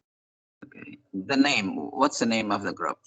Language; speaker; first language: English; non-native, fluent; Indonesian